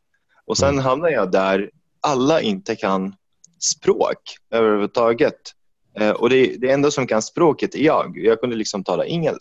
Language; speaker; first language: Swedish; non-native, fluent; Arabic